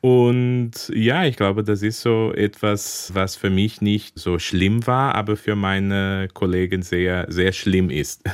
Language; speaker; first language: German; early bilingual, heritage; German